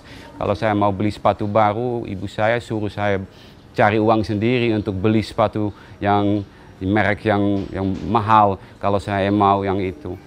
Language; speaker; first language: Indonesian; non-native, fluent; Dutch